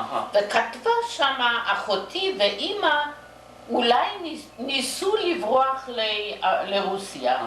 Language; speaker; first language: Hebrew; non-native, fluent; Yiddish